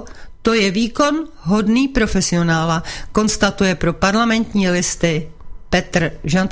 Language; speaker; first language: Czech; native; Czech